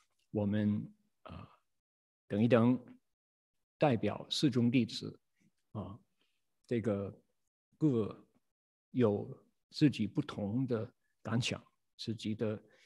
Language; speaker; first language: Chinese; non-native, fluent; English